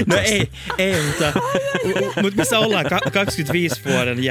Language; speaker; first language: Finnish; early bilingual, heritage; Swedish